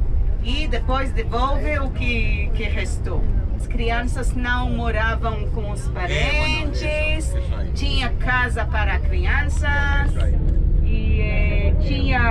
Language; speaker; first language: Portuguese; non-native, learner; Hebrew